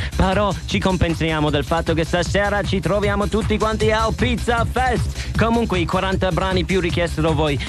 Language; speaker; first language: Italian; non-native, fluent; English